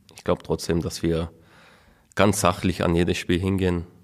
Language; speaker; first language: German; native; German